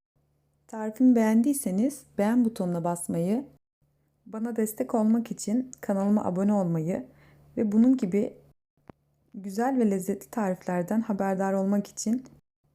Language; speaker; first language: Turkish; native; Turkish